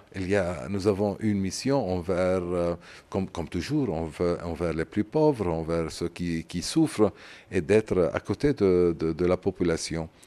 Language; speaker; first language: French; non-native, fluent; Arabic